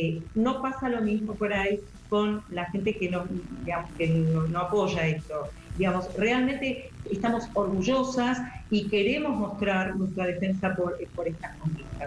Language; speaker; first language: Spanish; native; Spanish